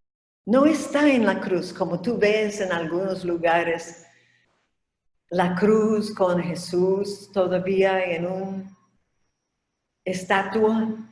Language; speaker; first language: Spanish; non-native, fluent; English